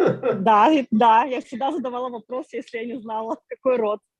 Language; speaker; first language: Russian; native; Russian